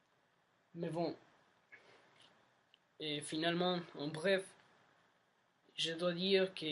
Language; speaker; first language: French; non-native, learner; Spanish